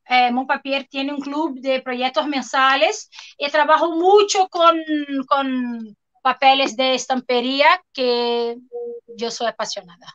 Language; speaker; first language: Spanish; non-native, learner; Portuguese